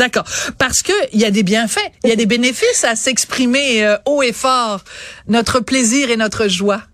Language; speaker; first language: French; native; French